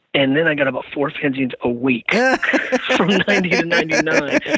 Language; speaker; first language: English; native; English